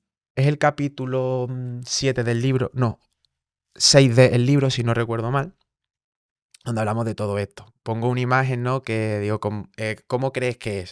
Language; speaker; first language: Spanish; native; Spanish